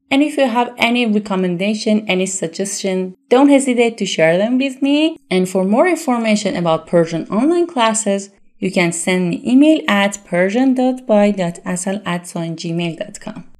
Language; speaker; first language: English; non-native, fluent; Persian